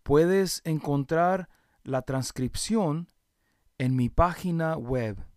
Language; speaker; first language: Spanish; early bilingual, heritage; Spanish